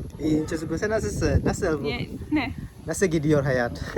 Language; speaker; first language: Turkish; non-native, learner; Indonesian